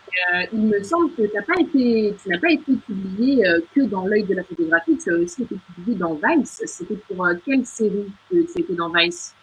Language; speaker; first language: French; native; French